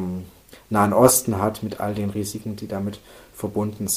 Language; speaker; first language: German; native; German